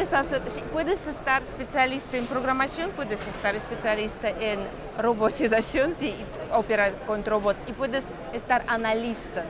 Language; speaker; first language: Spanish; non-native, fluent; Russian